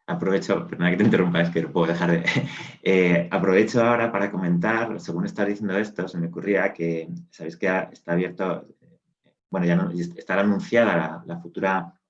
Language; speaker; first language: Spanish; native; Spanish